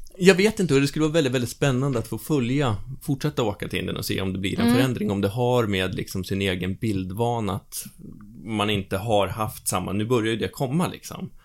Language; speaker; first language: Swedish; native; Swedish